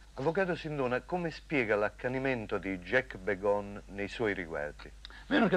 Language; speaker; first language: Italian; native; Italian